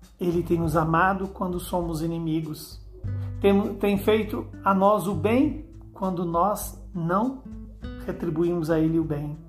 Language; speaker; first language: Portuguese; native; Portuguese